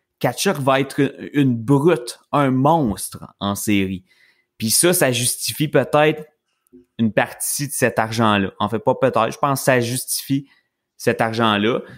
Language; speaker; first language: French; native; French